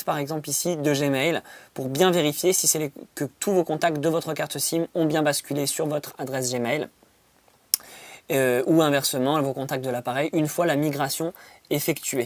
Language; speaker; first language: French; native; French